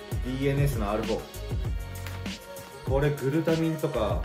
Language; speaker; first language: Japanese; native; Japanese